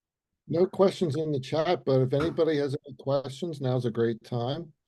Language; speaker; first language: English; native; English